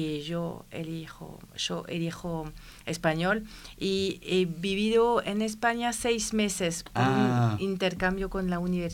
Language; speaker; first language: Spanish; non-native, learner; French